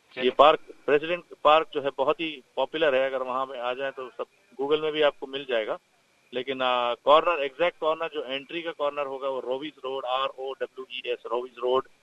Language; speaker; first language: Urdu; native; Urdu